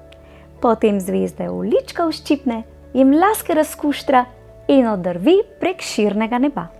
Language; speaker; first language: Slovenian; native; Slovenian